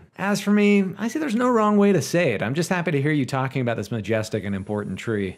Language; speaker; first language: English; native; English